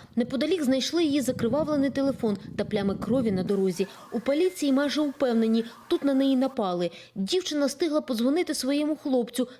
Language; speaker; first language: Ukrainian; native; Ukrainian